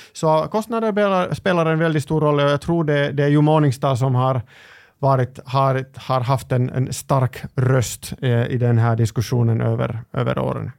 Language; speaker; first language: Swedish; non-native, local second language; Finnish